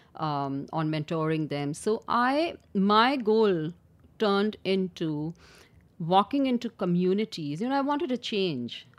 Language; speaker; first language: English; non-native, local second language; Urdu